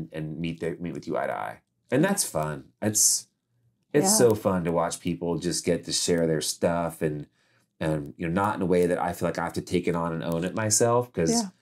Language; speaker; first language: English; native; English